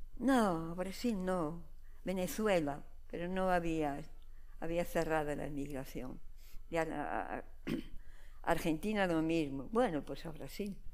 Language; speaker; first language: Spanish; non-native, local second language; Galician